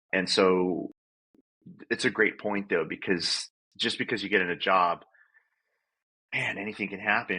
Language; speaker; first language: English; native; English